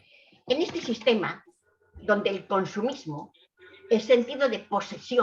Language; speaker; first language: Spanish; native; Spanish